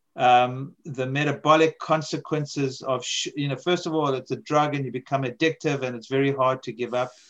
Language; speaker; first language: English; native; English